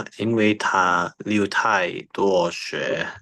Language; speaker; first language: Chinese; non-native, learner; Indonesian